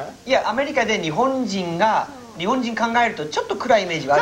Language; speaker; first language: Japanese; non-native, fluent; English